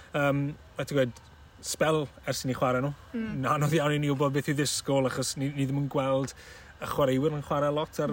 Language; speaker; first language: Welsh; native; Welsh